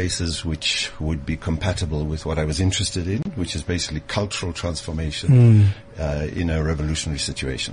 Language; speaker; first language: English; native; English